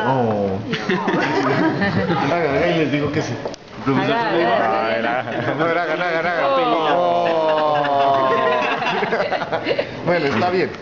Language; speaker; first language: Spanish; native; Spanish